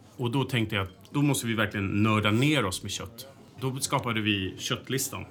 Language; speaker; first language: Swedish; native; Swedish